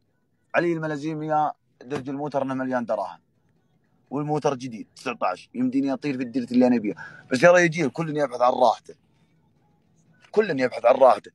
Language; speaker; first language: Arabic; native; Arabic